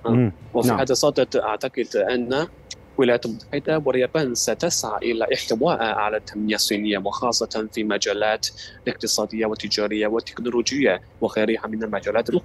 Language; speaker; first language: Arabic; non-native, fluent; Chinese